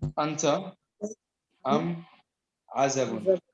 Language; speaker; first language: Arabic; non-native, learner; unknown